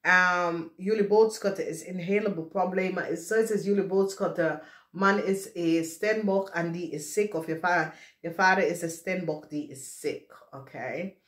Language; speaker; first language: Dutch; non-native, fluent; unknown